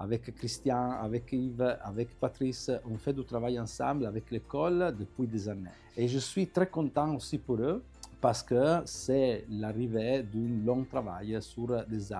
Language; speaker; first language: French; non-native, fluent; Italian